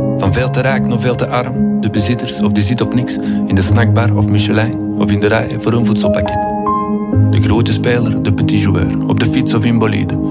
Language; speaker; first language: Dutch; native; Dutch